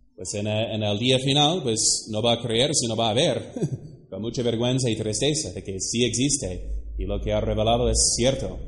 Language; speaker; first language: Spanish; non-native, fluent; English